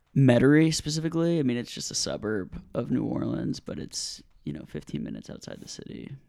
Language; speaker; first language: English; native; English